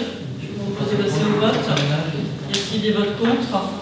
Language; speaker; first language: French; native; French